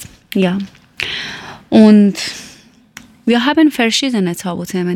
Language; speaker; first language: German; non-native, learner; Persian